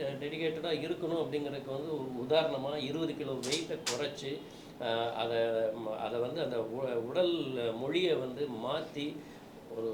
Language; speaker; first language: Tamil; native; Tamil